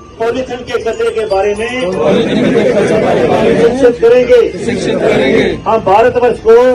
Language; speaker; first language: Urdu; non-native, local second language; Punjabi